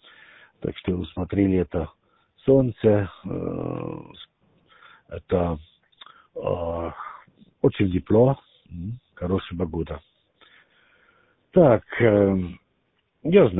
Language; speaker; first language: Russian; non-native, learner; German